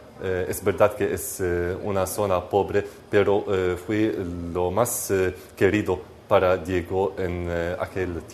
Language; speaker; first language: Spanish; non-native, fluent; Arabic